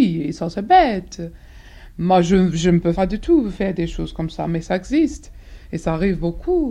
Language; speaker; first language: French; non-native, fluent; English